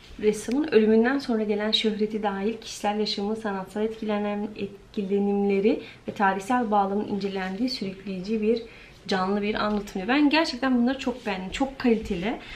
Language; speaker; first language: Turkish; native; Turkish